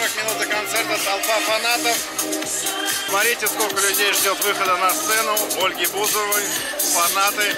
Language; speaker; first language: Russian; native; Russian